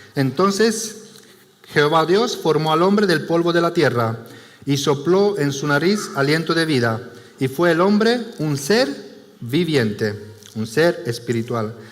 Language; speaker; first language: Spanish; non-native, fluent; Romanian